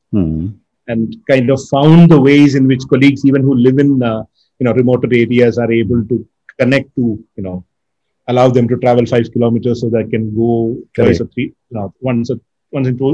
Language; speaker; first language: English; non-native, local second language; Malayalam